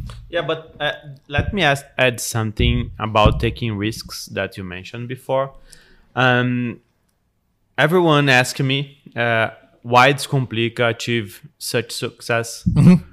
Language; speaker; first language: English; non-native, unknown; Portuguese